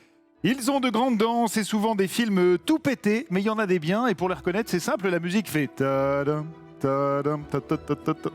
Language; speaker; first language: French; native; French